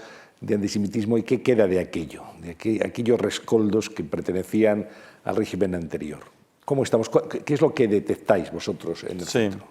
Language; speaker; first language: Spanish; native; Spanish